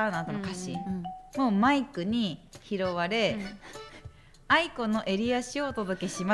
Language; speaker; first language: Japanese; native; Japanese